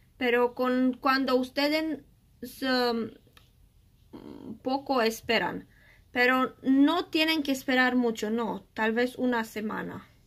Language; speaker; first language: Spanish; non-native, learner; Romanian